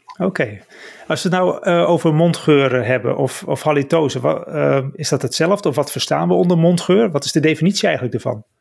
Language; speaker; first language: Dutch; native; Dutch